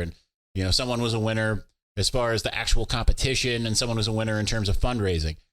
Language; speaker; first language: English; native; English